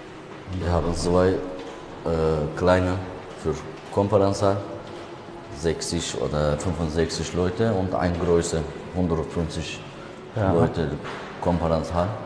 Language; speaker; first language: German; non-native, learner; Turkish